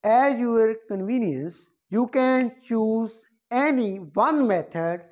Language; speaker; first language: English; non-native, local second language; Punjabi